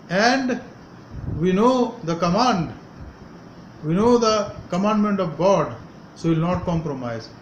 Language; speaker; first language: English; non-native, local second language; Hindi